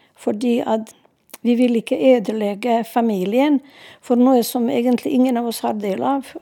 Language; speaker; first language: Norwegian; non-native, fluent; Serbian